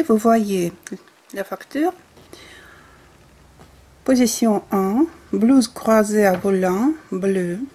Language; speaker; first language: French; non-native, fluent; Russian